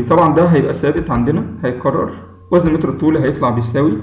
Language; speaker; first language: Arabic; native; Arabic